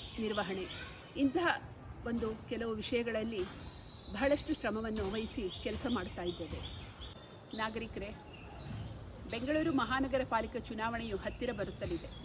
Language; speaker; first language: Kannada; native; Kannada